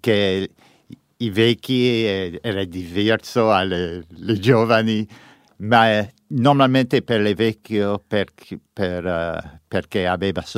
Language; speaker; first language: Italian; non-native, learner; English